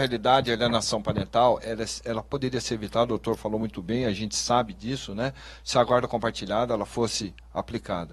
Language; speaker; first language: Portuguese; native; Portuguese